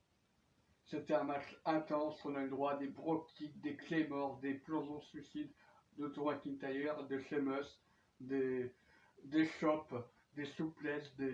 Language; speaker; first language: French; native; French